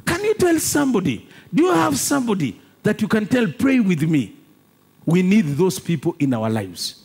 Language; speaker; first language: English; non-native, local second language; Swahili